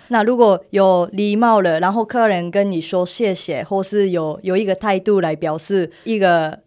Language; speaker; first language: Chinese; non-native, fluent; Japanese